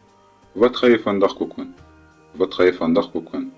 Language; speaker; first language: Dutch; non-native, learner; Tigrinya